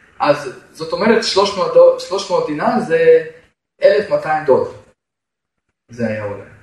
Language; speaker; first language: Hebrew; non-native, fluent; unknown